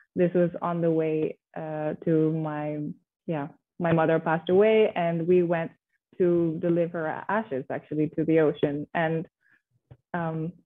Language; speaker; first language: English; non-native, fluent; Indonesian